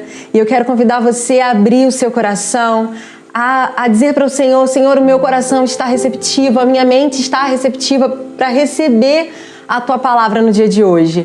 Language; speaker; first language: Portuguese; native; Portuguese